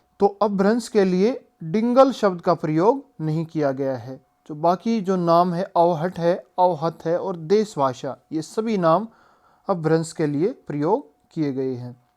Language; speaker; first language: Hindi; native; Hindi